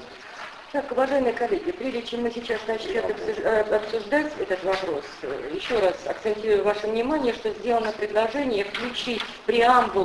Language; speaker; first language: Russian; native; Russian